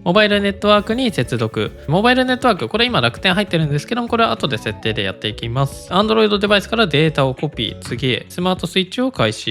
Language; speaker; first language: Japanese; native; Japanese